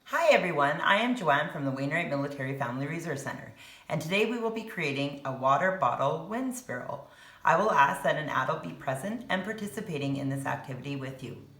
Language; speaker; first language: English; native; English